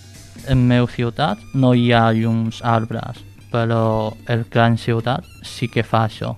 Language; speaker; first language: Catalan; non-native, learner; Chinese